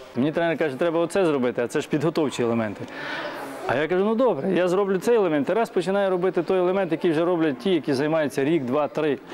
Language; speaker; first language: Ukrainian; native; Ukrainian